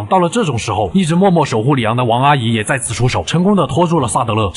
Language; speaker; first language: Chinese; native; Chinese